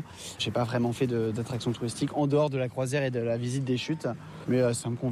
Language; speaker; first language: French; native; French